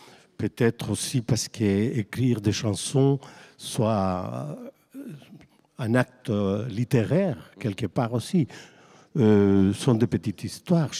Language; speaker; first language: French; non-native, fluent; Spanish